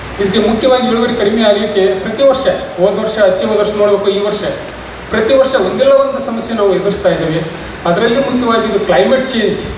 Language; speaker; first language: Kannada; native; Kannada